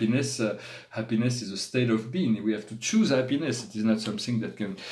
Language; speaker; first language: English; non-native, fluent; French